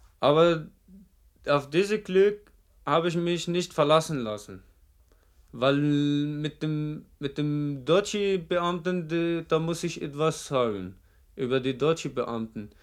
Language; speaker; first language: German; non-native, fluent; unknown